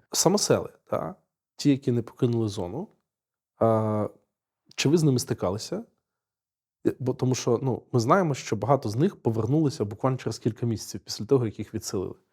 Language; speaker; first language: Ukrainian; native; Ukrainian